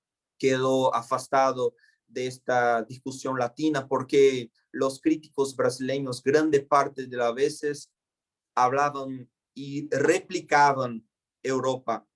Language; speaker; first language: Spanish; non-native, fluent; Portuguese